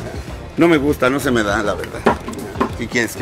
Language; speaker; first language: Spanish; native; Spanish